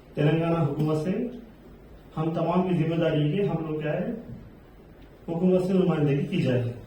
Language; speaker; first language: Urdu; native; Urdu